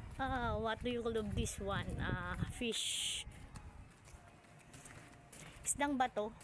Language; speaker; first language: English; non-native, learner; Filipino